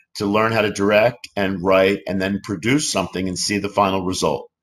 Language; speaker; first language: English; native; English